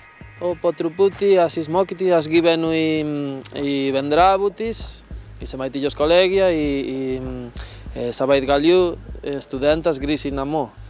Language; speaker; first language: Lithuanian; non-native, learner; Spanish